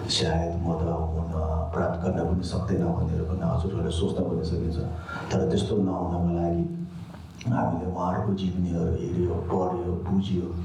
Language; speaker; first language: Nepali; non-native, local second language; Tibetan